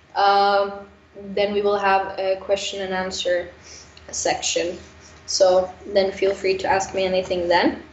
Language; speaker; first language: English; non-native, fluent; Norwegian